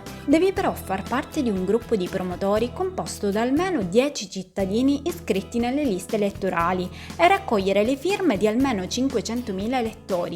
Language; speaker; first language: Italian; native; Italian